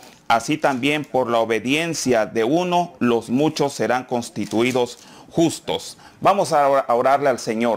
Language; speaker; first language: Spanish; native; Spanish